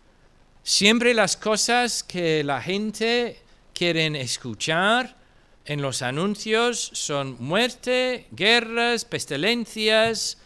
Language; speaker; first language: Spanish; non-native, fluent; English